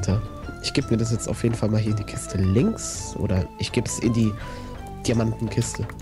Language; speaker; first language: German; native; German